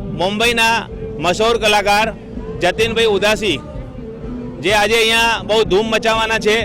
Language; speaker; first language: Gujarati; non-native, local second language; Sindhi